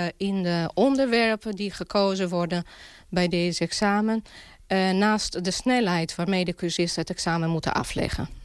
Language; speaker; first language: Dutch; non-native, fluent; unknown